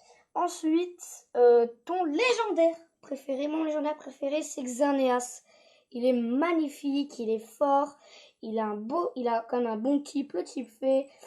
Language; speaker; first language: French; native; French